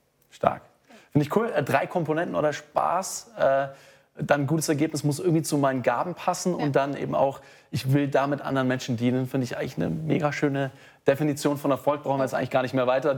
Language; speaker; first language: German; native; German